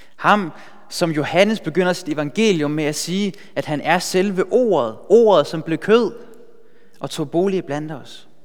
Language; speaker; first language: Danish; native; Danish